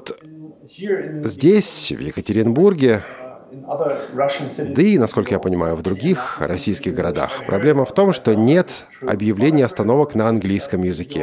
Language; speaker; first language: Russian; non-native, fluent; German